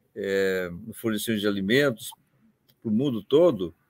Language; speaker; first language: Portuguese; native; Portuguese